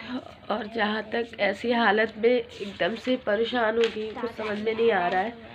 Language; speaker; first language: Hindi; native; Hindi